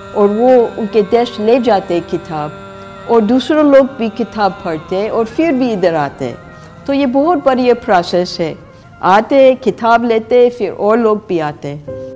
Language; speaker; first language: Hindi; non-native, fluent; English